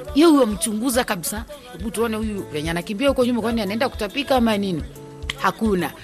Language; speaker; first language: Swahili; non-native, local second language; Luyia